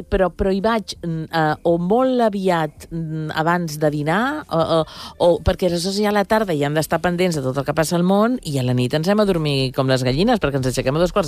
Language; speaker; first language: Catalan; native; Catalan